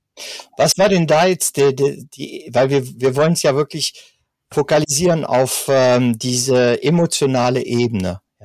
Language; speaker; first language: German; native; German